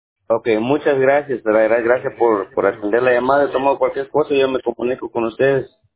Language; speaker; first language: Spanish; native; Spanish